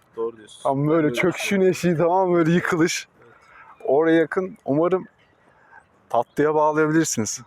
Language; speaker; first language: Turkish; non-native, fluent; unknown